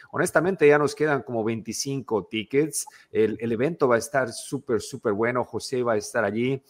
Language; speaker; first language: Spanish; native; Spanish